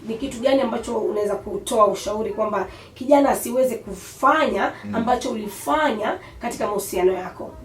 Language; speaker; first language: Swahili; native; Swahili